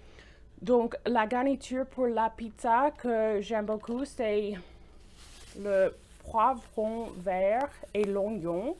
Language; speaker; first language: French; non-native, fluent; English